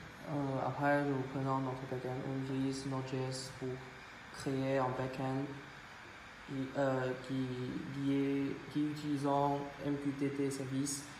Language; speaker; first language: French; non-native, learner; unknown